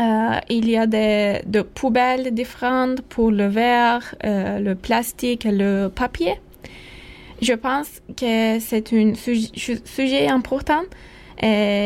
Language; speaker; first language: French; non-native, learner; Turkish